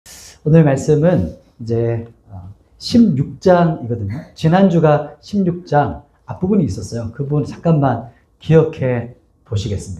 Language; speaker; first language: Korean; native; Korean